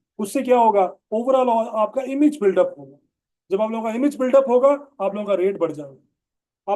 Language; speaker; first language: Urdu; non-native, local second language; Punjabi